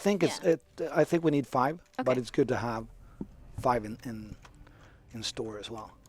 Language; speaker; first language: English; non-native, fluent; Swedish